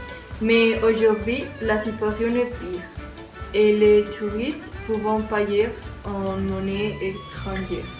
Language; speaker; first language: French; non-native, learner; Spanish